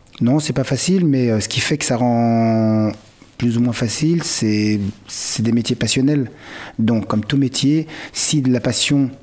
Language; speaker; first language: French; early bilingual, other home language; Malagasy